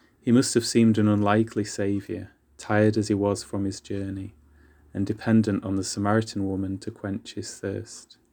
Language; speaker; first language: English; native; English